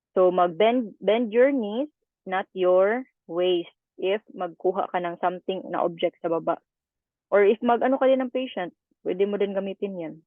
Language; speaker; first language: Filipino; native; Filipino